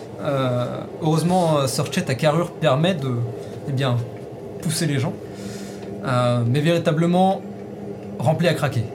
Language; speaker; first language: French; native; French